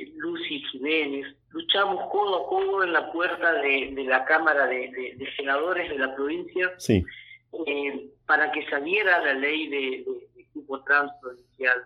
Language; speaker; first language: Spanish; native; Spanish